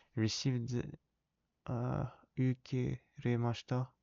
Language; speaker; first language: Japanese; non-native, learner; English